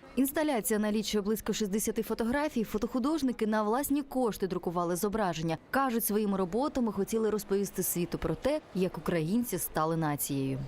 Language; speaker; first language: Ukrainian; native; Ukrainian